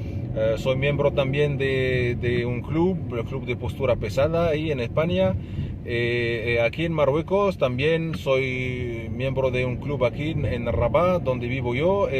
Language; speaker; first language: Spanish; non-native, fluent; Arabic